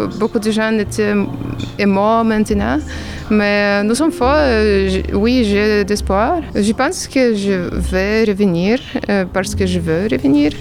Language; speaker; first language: French; non-native, learner; Ukrainian